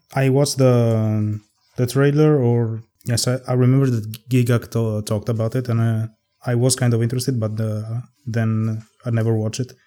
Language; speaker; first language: English; non-native, fluent; Italian